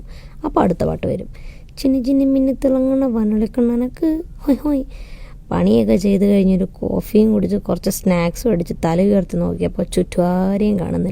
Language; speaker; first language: Malayalam; native; Malayalam